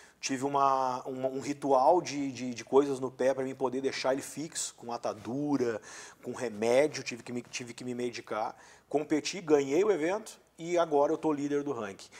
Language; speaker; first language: Portuguese; native; Portuguese